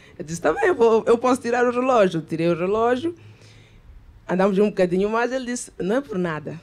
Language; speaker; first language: Portuguese; native; Portuguese